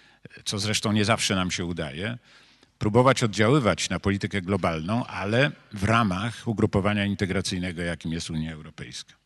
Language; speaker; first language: Polish; native; Polish